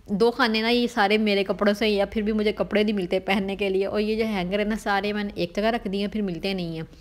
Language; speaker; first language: Urdu; non-native, local second language; Punjabi